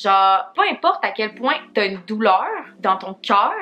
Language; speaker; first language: French; native; French